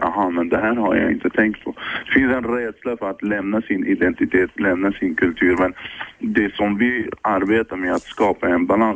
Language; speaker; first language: Swedish; early bilingual, other home language; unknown